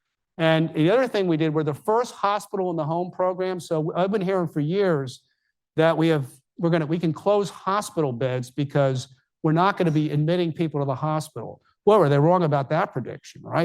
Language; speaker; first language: English; native; English